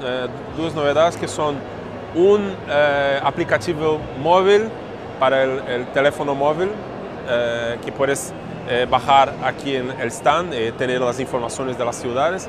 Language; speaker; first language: Spanish; non-native, fluent; Portuguese